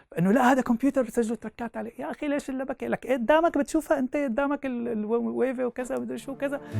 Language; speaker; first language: Arabic; native; Arabic